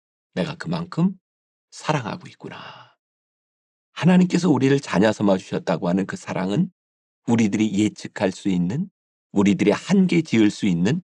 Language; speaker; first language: Korean; native; Korean